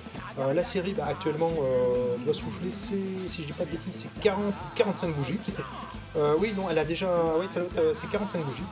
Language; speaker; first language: French; native; French